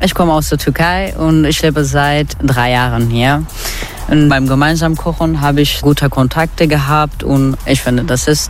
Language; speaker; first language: German; non-native, fluent; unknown